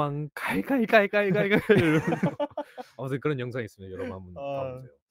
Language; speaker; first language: Korean; native; Korean